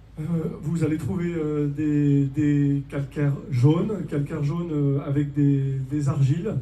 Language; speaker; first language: French; native; French